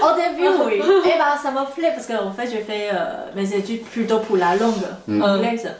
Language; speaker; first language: French; non-native, fluent; Chinese